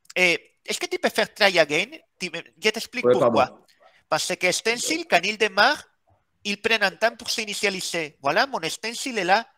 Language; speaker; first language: French; non-native, fluent; Spanish